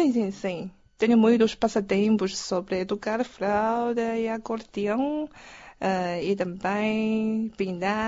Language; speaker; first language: Portuguese; non-native, learner; Chinese